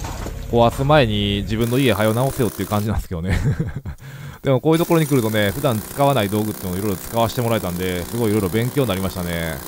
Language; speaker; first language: Japanese; native; Japanese